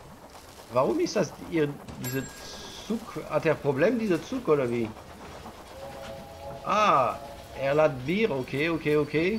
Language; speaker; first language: German; non-native, learner; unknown